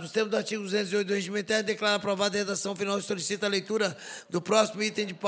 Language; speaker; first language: Portuguese; native; Portuguese